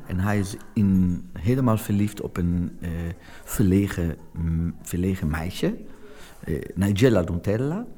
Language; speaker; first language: Dutch; non-native, fluent; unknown